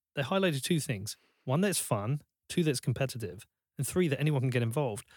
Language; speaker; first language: English; native; English